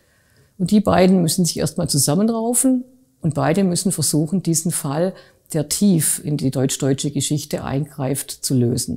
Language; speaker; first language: German; native; German